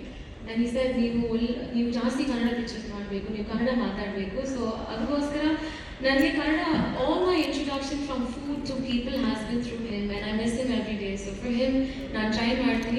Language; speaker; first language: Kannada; non-native, learner; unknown